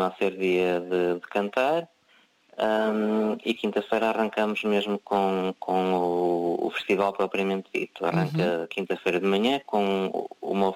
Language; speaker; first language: Portuguese; native; Portuguese